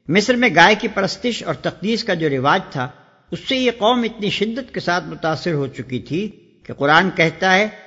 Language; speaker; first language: Urdu; native; Urdu